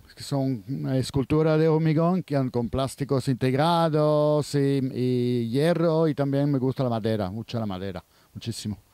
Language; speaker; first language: Spanish; non-native, fluent; Swiss German